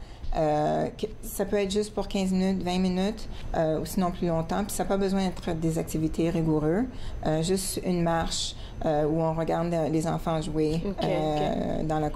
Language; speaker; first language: French; native; French